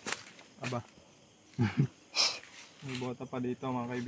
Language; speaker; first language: Filipino; native; Filipino